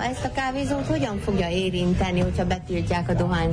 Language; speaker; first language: Hungarian; native; Hungarian